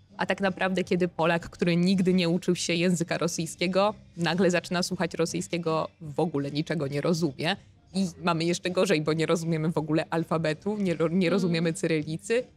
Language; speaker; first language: Polish; native; Polish